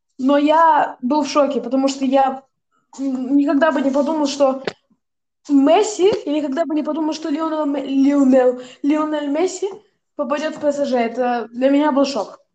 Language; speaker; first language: Russian; early bilingual, heritage; Russian